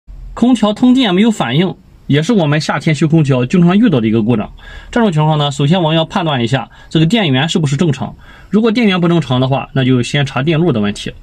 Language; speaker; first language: Chinese; native; Chinese